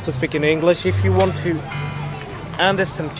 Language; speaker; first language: English; non-native, learner; French